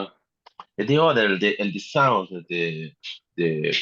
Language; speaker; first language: English; non-native, learner; Spanish